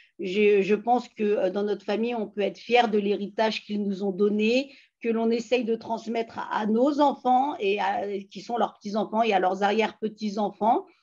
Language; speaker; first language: French; native; French